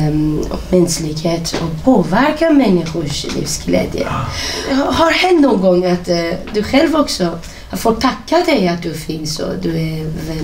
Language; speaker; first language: Swedish; non-native, fluent; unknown